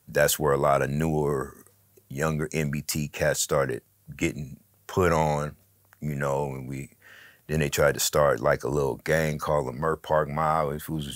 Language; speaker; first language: English; native; English